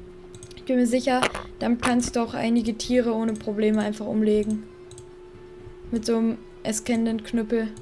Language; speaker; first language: German; native; German